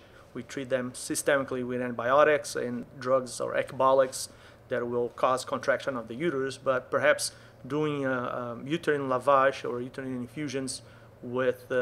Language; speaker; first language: English; non-native, fluent; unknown